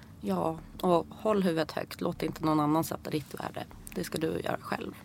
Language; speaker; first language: Swedish; early bilingual, other home language; Persian